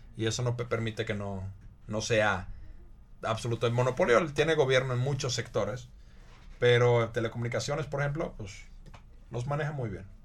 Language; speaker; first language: Spanish; non-native, fluent; Finnish